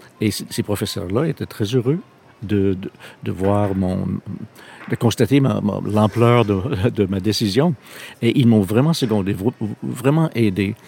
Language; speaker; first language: French; non-native, local second language; English